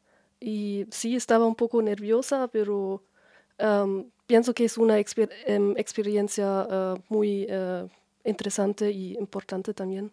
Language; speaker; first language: Spanish; non-native, learner; German